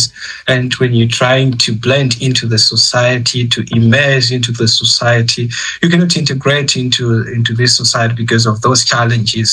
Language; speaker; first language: English; non-native, local second language; Shona